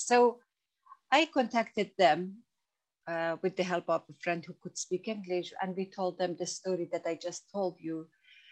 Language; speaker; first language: English; non-native, fluent; Persian